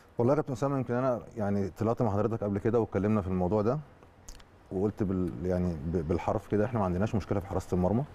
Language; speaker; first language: Egyptian Arabic; native; Egyptian Arabic